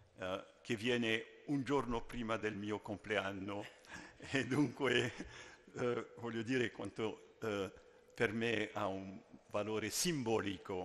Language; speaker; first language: Italian; non-native, fluent; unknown